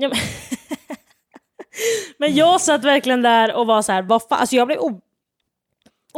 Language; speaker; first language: Swedish; native; Swedish